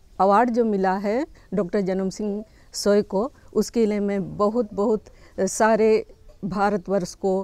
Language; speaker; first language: Hindi; non-native, local second language; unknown